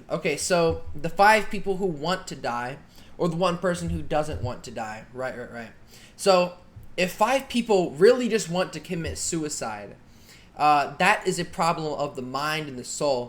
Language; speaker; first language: English; native; English